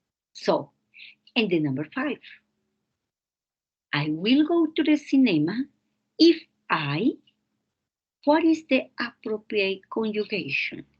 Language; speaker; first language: English; non-native, fluent; Spanish